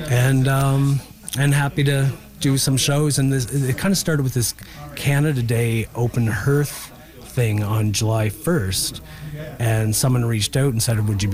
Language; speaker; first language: English; native; English